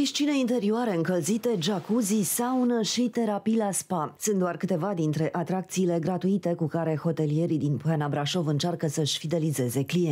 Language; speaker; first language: Romanian; native; Romanian